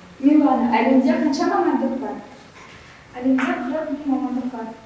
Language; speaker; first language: Kazakh; non-native, learner; Russian